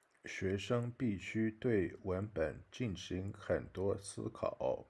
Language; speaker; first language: Chinese; non-native, learner; English